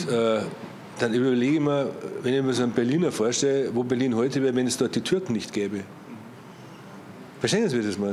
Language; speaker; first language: German; native; German